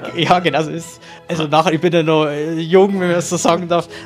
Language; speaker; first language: German; native; German